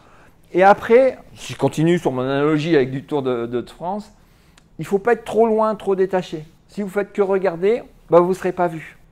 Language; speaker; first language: French; native; French